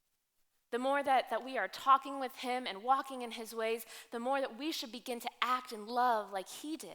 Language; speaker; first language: English; native; English